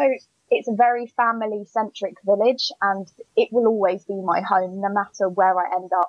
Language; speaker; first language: English; native; English